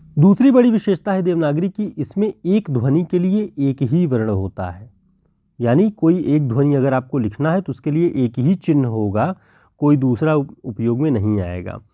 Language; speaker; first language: Hindi; native; Hindi